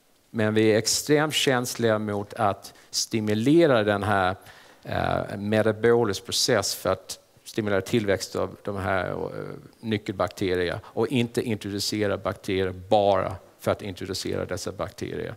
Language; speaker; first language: Swedish; non-native, fluent; English